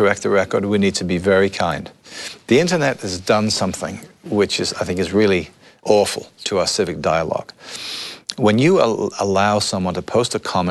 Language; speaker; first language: English; native; English